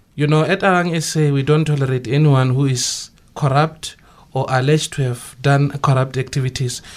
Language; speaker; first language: English; non-native, local second language; Northern Sotho